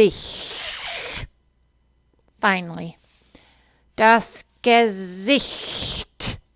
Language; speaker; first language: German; non-native, fluent; English